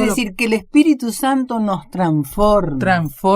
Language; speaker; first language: Spanish; native; Spanish